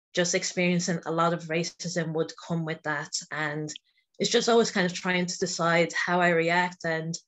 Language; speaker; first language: English; native; English